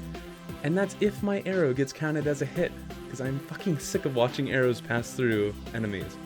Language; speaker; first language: English; native; English